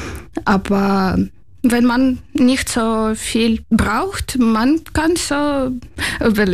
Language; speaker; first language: German; non-native, learner; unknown